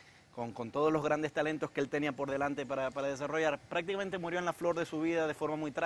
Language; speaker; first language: Spanish; native; Spanish